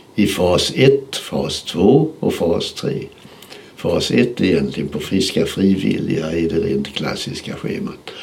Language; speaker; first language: Swedish; native; Swedish